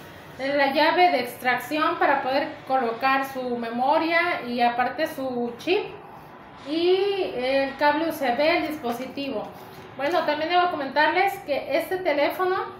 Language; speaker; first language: Spanish; native; Spanish